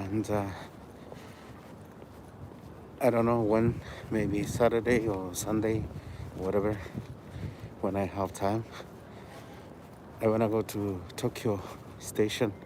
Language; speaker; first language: English; non-native, learner; Spanish